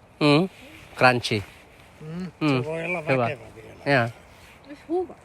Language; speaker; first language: Finnish; non-native, learner; Filipino